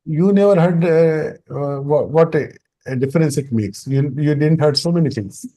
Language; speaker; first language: English; non-native, local second language; Hindi